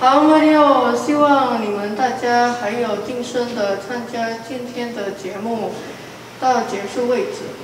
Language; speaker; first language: Chinese; non-native, learner; Indonesian